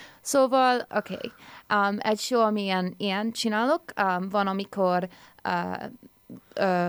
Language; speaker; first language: Hungarian; early bilingual, heritage; English